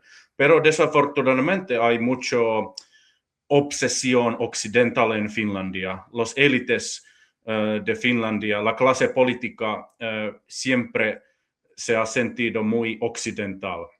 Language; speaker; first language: Spanish; non-native, fluent; Finnish